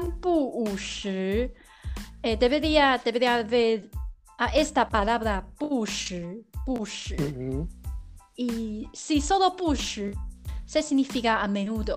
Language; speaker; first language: Spanish; non-native, learner; Chinese